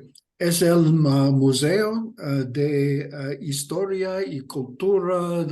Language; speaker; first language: Spanish; non-native, learner; English